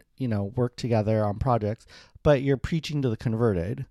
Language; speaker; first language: English; native; English